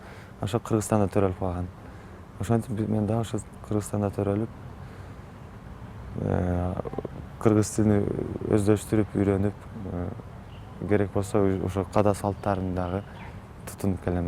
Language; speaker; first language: Kyrgyz; non-native, local second language; Russian